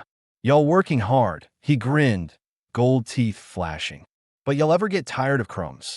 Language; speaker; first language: English; native; English